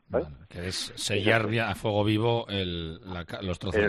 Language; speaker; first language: Spanish; native; Spanish